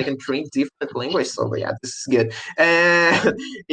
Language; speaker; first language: English; non-native, learner; Portuguese